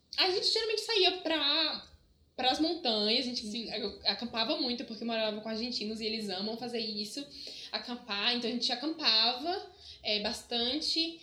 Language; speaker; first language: Portuguese; native; Portuguese